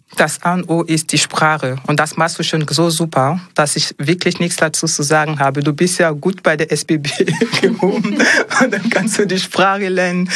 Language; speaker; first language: German; non-native, fluent; French